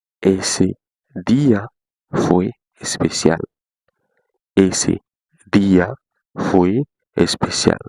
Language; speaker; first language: Spanish; non-native, fluent; Haitian Creole